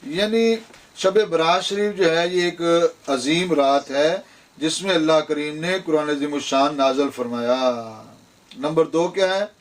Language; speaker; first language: Urdu; non-native, local second language; Punjabi